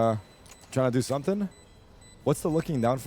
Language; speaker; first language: English; native; English